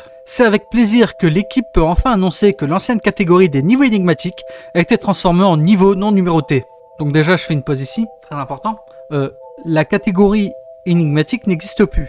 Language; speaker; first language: French; native; French